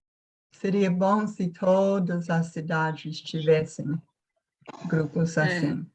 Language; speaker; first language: Portuguese; non-native, fluent; English